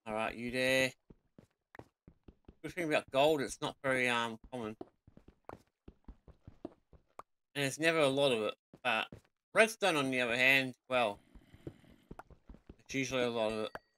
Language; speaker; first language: English; native; English